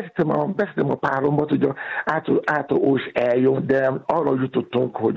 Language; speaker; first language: Hungarian; non-native, learner; Yoruba